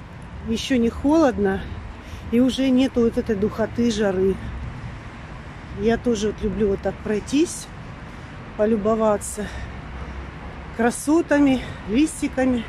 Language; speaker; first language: Russian; native; Russian